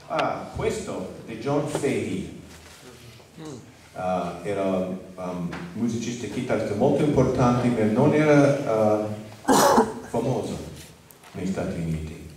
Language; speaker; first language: Italian; non-native, learner; English